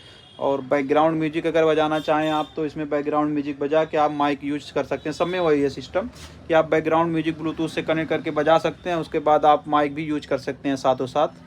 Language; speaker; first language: Hindi; native; Hindi